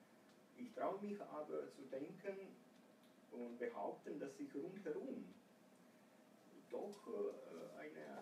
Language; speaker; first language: German; non-native, fluent; Croatian